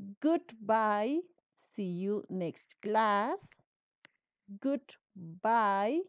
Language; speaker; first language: English; non-native, learner; Spanish